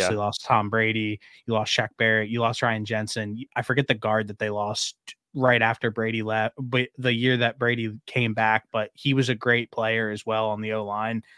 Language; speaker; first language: English; native; English